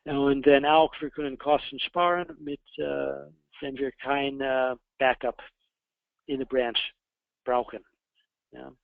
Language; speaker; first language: German; non-native, fluent; English